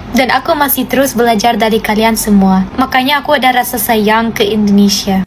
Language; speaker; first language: Indonesian; non-native, fluent; German